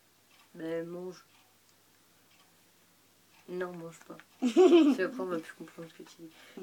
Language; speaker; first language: French; native; French